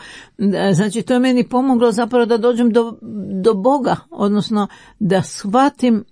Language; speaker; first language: Croatian; native; Croatian